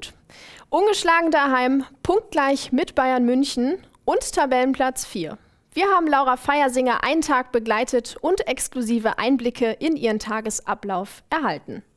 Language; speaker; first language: German; native; German